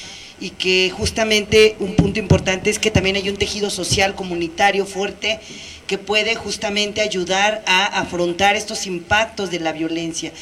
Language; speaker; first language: Spanish; native; Spanish